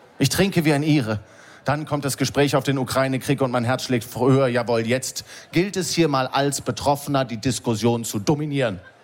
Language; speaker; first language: German; native; German